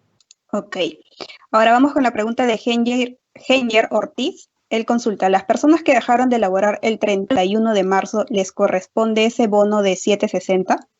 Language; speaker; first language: Spanish; native; Spanish